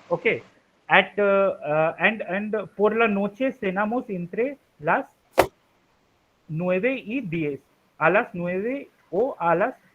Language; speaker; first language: Spanish; non-native, fluent; Hindi